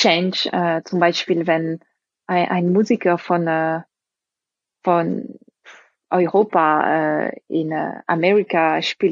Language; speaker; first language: German; non-native, fluent; French